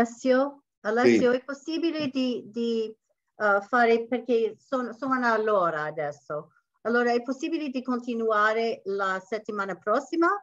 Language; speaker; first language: Italian; non-native, learner; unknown